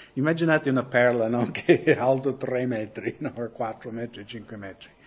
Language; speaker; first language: Italian; non-native, fluent; English